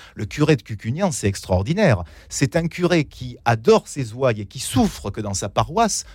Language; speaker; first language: French; native; French